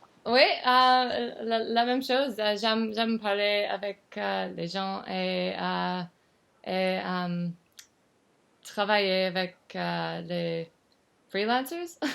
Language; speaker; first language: French; non-native, learner; English